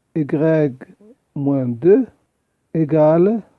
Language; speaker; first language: French; non-native, local second language; Arabic